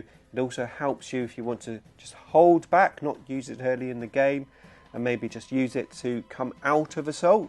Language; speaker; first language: English; native; English